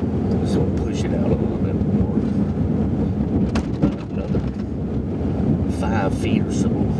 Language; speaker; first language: English; native; English